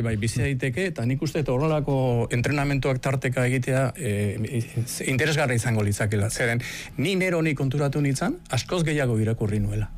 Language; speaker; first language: Basque; native; Basque